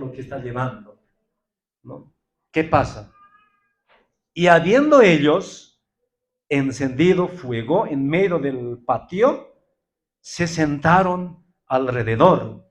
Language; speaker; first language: Spanish; non-native, local second language; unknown